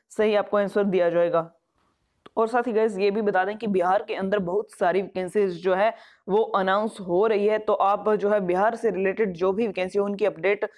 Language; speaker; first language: Hindi; non-native, local second language; Punjabi